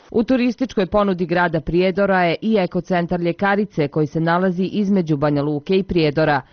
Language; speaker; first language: Croatian; native; Croatian